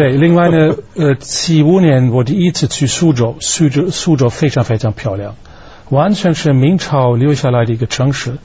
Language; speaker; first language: Chinese; non-native, fluent; German